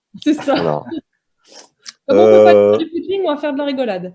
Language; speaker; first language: French; native; French